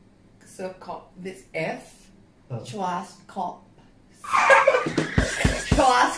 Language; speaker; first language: German; non-native, learner; Thai